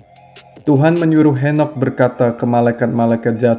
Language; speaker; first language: Indonesian; native; Indonesian